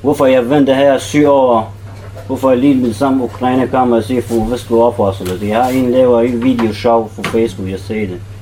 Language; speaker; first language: Danish; non-native, learner; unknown